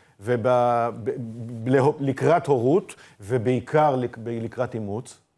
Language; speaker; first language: Hebrew; native; Hebrew